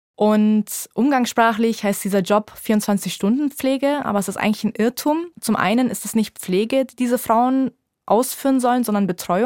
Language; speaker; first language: German; native; German